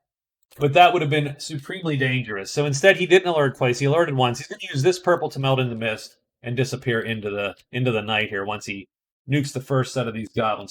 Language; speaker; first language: English; native; English